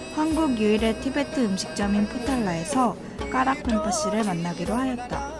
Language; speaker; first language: Korean; native; Korean